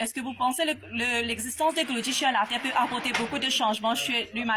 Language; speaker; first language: French; non-native, local second language; Morisyen